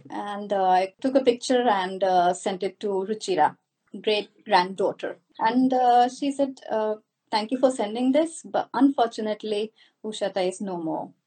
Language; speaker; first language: English; non-native, local second language; Marathi